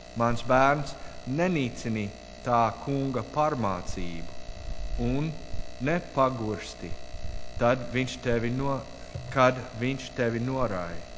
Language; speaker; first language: Latvian; non-native, learner; English